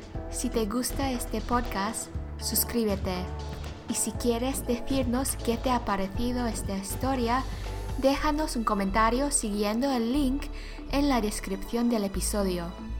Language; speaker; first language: Spanish; native; Spanish